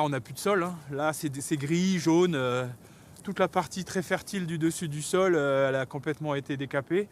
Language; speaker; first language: French; native; French